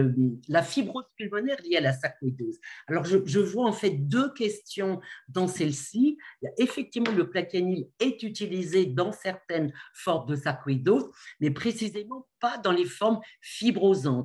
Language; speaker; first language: French; native; French